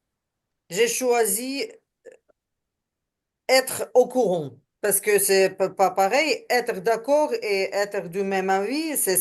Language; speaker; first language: French; non-native, learner; Ukrainian